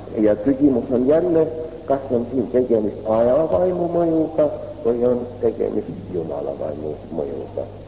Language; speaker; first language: Estonian; native; Estonian